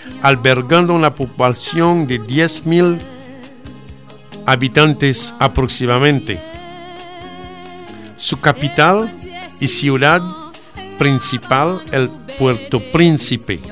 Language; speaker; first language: Spanish; non-native, fluent; Haitian Creole